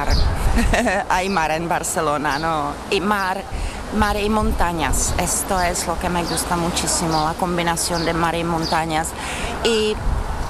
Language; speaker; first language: Spanish; non-native, learner; Czech